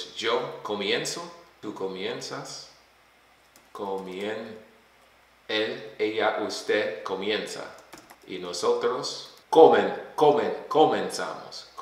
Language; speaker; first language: Spanish; non-native, fluent; English